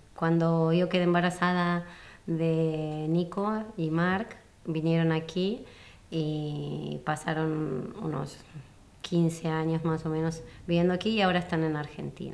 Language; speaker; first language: Spanish; native; Spanish